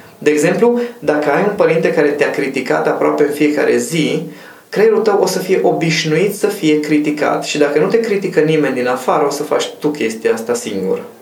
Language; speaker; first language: Romanian; non-native, local second language; Hungarian